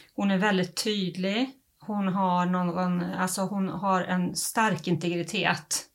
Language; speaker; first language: Swedish; native; Swedish